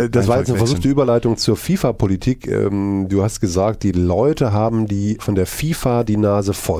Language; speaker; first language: German; native; German